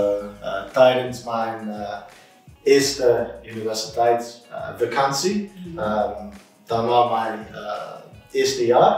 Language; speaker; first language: Dutch; non-native, learner; English